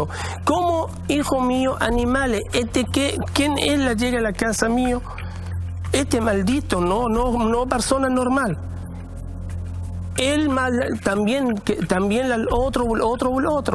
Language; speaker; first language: Spanish; non-native, learner; Arabic